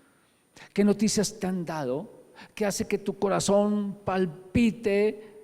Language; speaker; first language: Spanish; native; Spanish